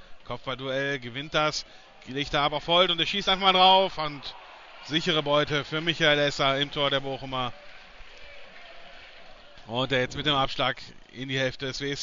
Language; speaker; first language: German; native; German